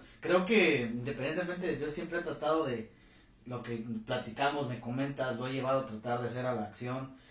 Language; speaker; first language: Spanish; native; Spanish